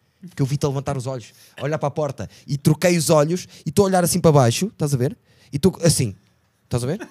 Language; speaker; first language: Portuguese; native; Portuguese